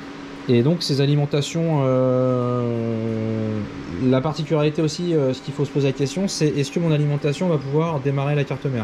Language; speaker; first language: French; native; French